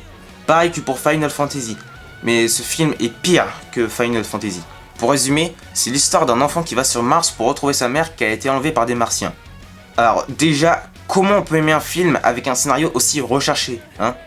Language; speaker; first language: French; native; French